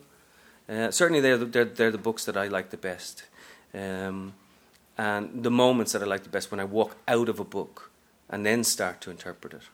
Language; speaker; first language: English; native; English